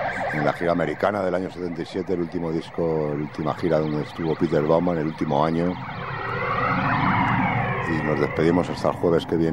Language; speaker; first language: Spanish; native; Spanish